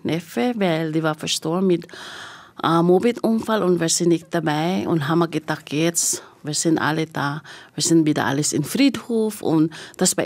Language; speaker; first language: German; non-native, learner; Filipino